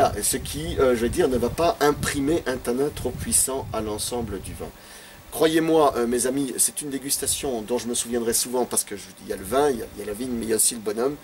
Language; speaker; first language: French; native; French